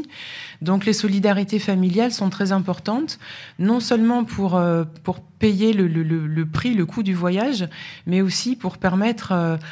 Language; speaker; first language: French; native; French